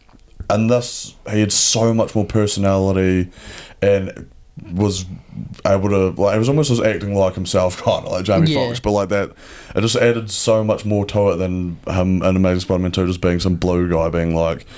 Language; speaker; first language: English; native; English